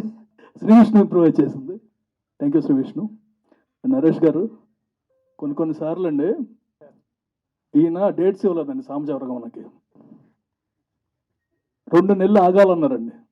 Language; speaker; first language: Telugu; native; Telugu